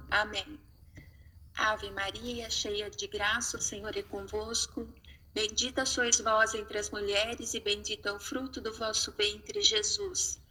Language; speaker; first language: Portuguese; native; Portuguese